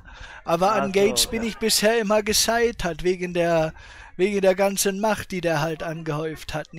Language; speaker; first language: German; native; German